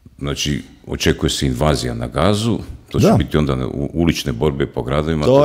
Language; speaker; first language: Croatian; native; Croatian